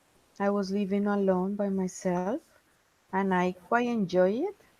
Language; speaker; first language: English; non-native, fluent; Spanish